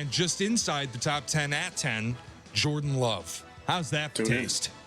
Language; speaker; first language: English; native; English